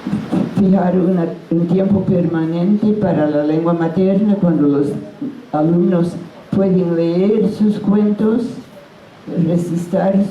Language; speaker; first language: Spanish; non-native, fluent; English